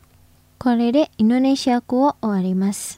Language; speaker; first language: Japanese; non-native, fluent; Indonesian